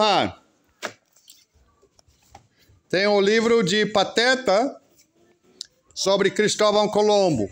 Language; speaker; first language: Portuguese; non-native, fluent; English